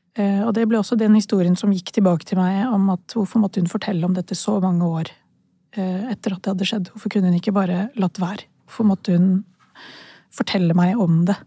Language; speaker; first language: Norwegian; early bilingual, other home language; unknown